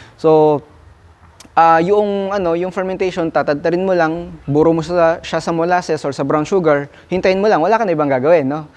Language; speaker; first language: Filipino; non-native, local second language; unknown